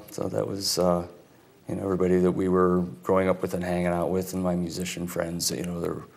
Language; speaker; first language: English; native; English